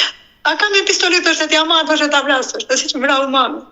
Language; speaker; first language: Albanian; native; Albanian